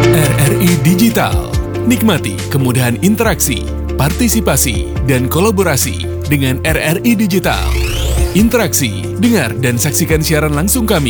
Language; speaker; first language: Indonesian; native; Indonesian